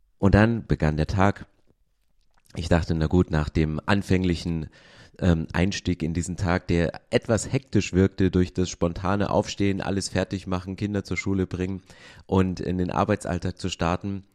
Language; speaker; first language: German; native; German